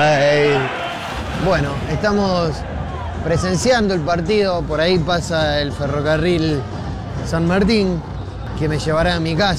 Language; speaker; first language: Spanish; native; Spanish